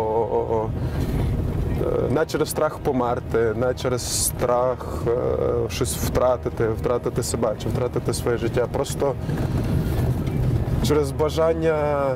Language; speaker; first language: Ukrainian; native; Ukrainian